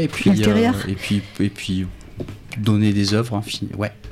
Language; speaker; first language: French; native; French